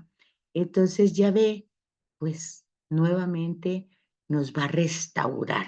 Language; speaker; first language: Spanish; native; Spanish